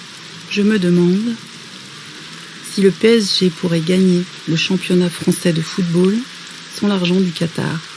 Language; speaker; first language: French; native; French